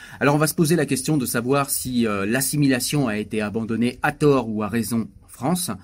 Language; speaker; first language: French; native; French